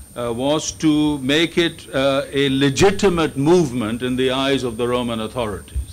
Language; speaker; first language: English; non-native, local second language; Urdu